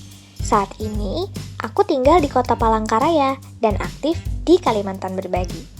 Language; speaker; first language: Indonesian; native; Indonesian